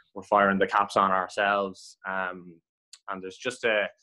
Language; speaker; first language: English; native; English